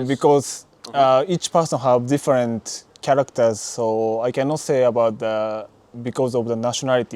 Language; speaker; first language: English; non-native, learner; Japanese